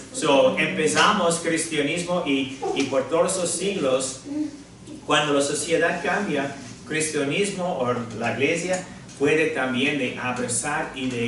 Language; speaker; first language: Spanish; non-native, fluent; English